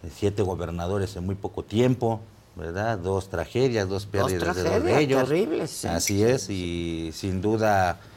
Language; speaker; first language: Spanish; native; Spanish